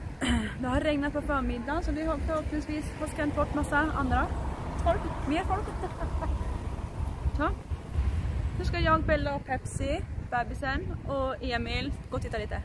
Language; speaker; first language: Swedish; native; Swedish